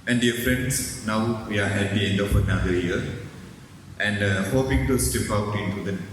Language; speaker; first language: English; non-native, local second language; Sinhala